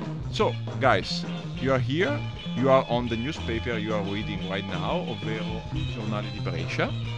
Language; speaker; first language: English; non-native, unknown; Italian